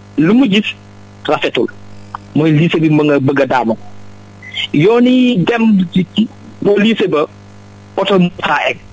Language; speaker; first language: Wolof; non-native, local second language; Jola-Fonyi